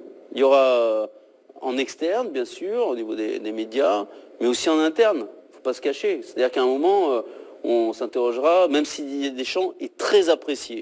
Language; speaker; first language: French; native; French